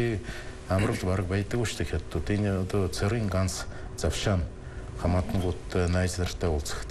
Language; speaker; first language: Mongolian; non-native, fluent; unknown